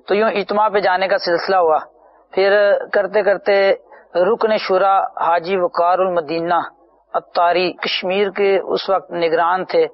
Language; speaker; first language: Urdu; non-native, local second language; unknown